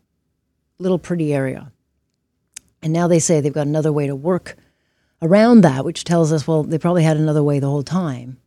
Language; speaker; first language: English; native; English